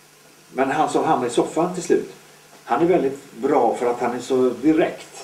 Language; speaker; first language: Swedish; native; Swedish